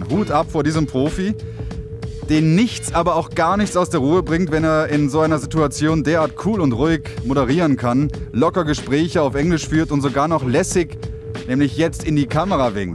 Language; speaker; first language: German; native; German